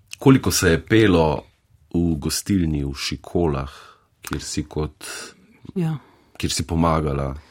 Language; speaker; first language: Slovenian; native; Slovenian